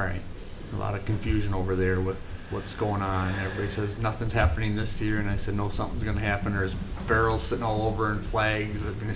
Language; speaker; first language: English; native; English